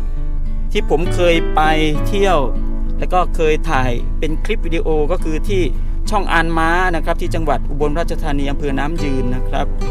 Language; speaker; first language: Thai; native; Thai